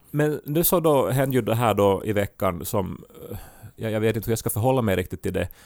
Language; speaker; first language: Swedish; native; Swedish